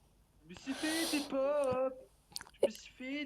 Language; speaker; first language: French; native; French